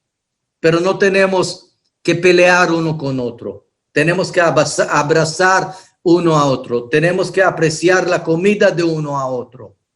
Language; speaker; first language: Spanish; non-native, fluent; Hebrew